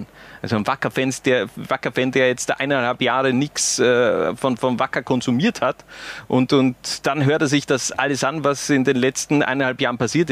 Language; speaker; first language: German; native; German